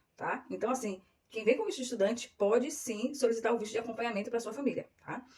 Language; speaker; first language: Portuguese; native; Portuguese